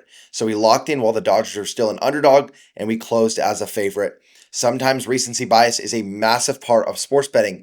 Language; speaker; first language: English; native; English